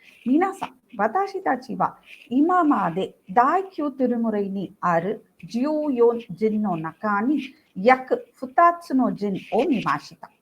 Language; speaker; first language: Japanese; non-native, learner; Tamil